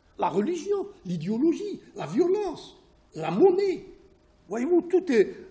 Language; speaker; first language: French; non-native, local second language; Arabic